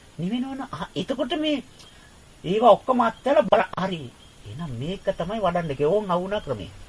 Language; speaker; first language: Sinhala; non-native, fluent; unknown